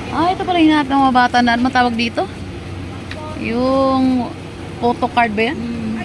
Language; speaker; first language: Filipino; native; Filipino